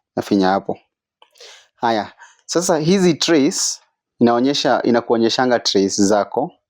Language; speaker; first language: Swahili; native; Swahili